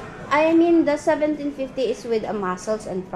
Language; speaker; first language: English; non-native, local second language; Filipino